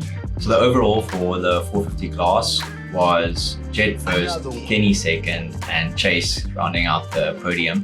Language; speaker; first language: English; native; English